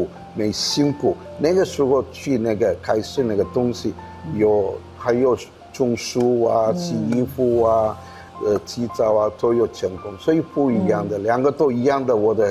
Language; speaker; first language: Chinese; non-native, fluent; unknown